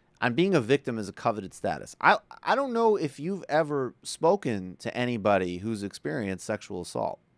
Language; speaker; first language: English; native; English